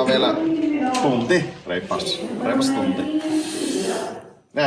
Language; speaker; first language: Finnish; native; Finnish